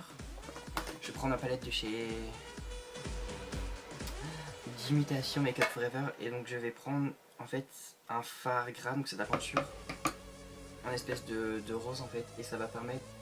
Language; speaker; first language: French; native; French